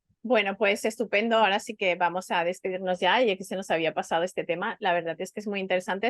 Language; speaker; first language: Spanish; native; Spanish